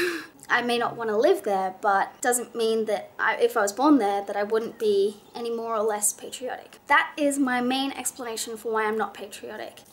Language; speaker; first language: English; native; English